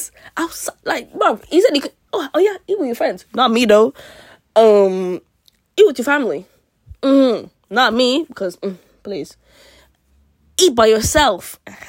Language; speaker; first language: English; native; English